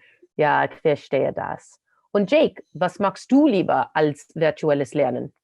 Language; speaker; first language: German; non-native, fluent; English